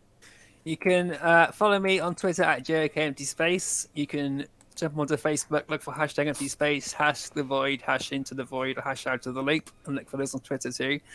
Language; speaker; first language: English; native; English